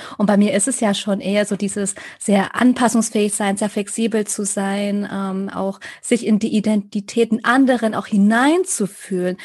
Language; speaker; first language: German; early bilingual, other home language; Vietnamese